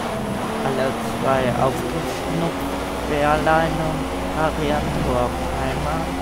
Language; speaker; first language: German; native; German